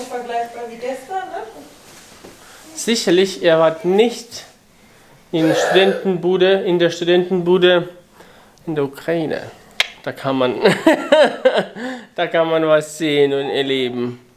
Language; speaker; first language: German; non-native, fluent; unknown